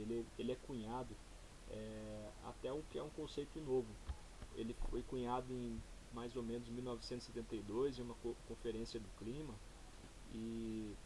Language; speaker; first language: Portuguese; native; Portuguese